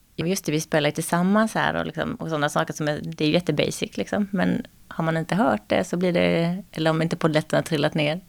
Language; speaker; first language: Swedish; native; Swedish